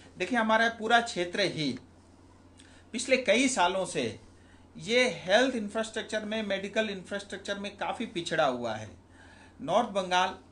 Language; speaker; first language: Hindi; non-native, local second language; Nepali